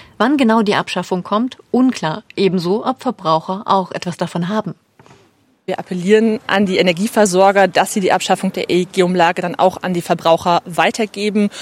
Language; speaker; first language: German; native; German